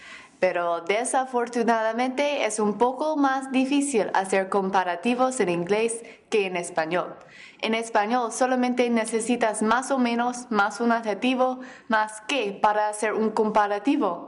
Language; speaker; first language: Spanish; non-native, fluent; English